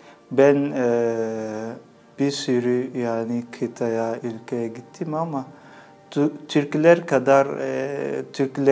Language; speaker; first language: Turkish; non-native, fluent; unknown